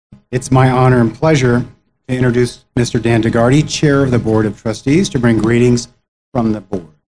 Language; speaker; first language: English; native; English